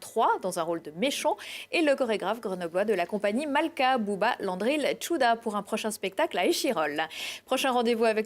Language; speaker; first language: French; native; French